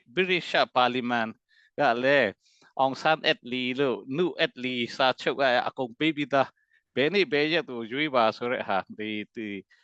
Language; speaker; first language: Burmese; non-native, local second language; Mizo